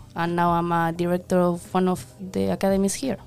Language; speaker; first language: English; non-native, fluent; Spanish